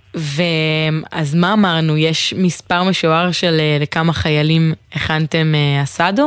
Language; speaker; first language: Hebrew; native; Hebrew